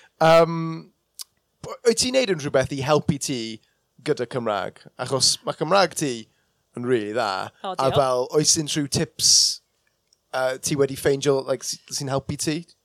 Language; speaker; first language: Welsh; non-native, local second language; English